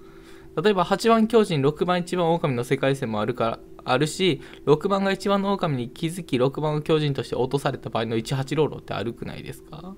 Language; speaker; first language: Japanese; native; Japanese